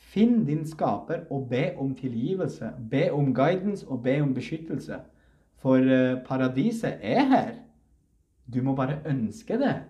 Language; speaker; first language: Norwegian; early bilingual, other home language; Uzbek